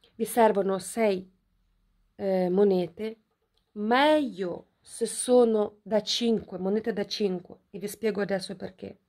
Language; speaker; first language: Italian; non-native, fluent; Ukrainian